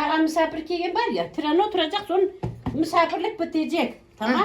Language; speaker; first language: Turkish; native; Turkish